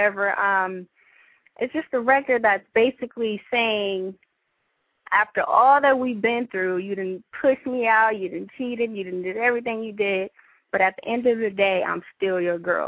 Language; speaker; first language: English; native; English